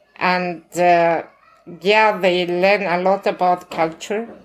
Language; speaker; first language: English; non-native, learner; Arabic